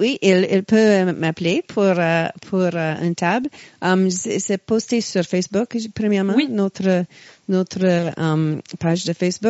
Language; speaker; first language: French; non-native, local second language; English